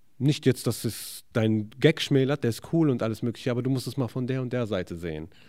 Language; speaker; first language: German; early bilingual, other home language; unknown